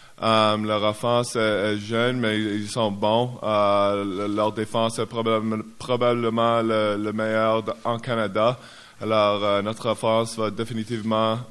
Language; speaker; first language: French; non-native, learner; English